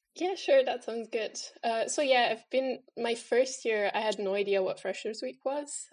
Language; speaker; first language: English; non-native, fluent; Italian